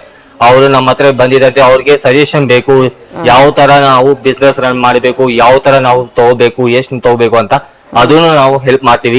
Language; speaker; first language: Kannada; non-native, local second language; Telugu